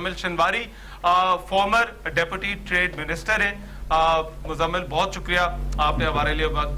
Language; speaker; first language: Urdu; native; Urdu